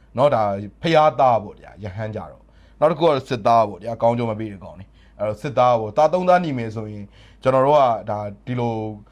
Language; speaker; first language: Burmese; native; Burmese